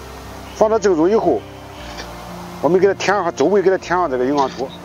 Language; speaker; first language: Chinese; native; Chinese